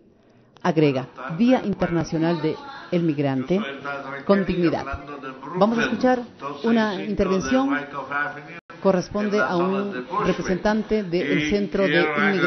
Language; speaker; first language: Spanish; native; Spanish